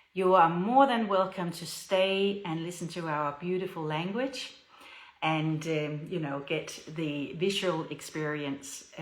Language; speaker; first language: English; non-native, fluent; Danish